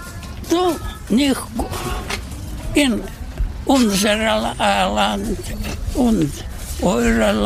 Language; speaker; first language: German; non-native, learner; Russian